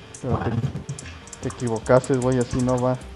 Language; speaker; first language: Spanish; native; Spanish